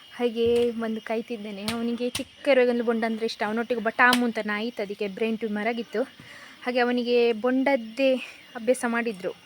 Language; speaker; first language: Kannada; native; Kannada